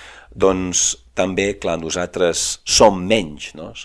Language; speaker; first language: Catalan; non-native, fluent; English